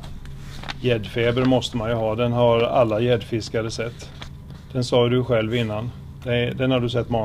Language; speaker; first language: Swedish; native; Swedish